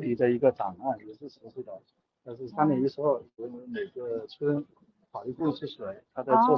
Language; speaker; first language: Chinese; native; Chinese